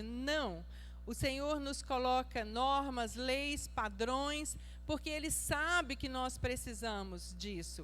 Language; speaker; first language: Portuguese; native; Portuguese